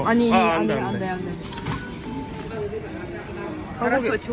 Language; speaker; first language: Korean; non-native, learner; Russian